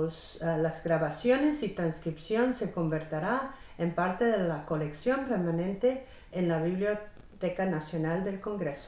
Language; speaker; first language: Spanish; non-native, fluent; English